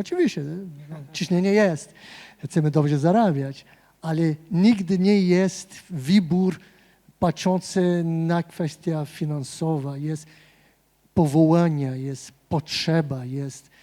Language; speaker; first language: Polish; non-native, fluent; Portuguese